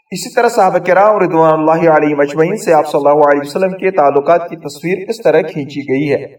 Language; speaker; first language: Urdu; native; Urdu